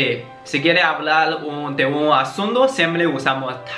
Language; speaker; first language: Spanish; non-native, learner; Chinese